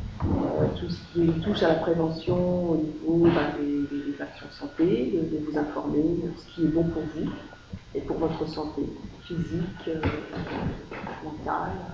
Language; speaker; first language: French; native; French